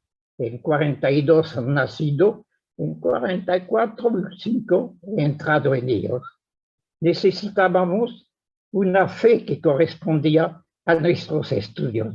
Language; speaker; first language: Spanish; non-native, fluent; French